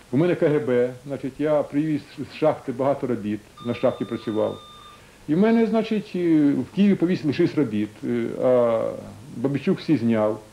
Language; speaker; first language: Ukrainian; native; Ukrainian